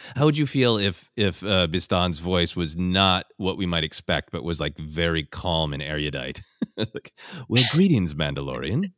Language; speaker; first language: English; native; English